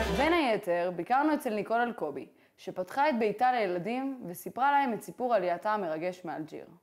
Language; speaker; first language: Hebrew; native; Hebrew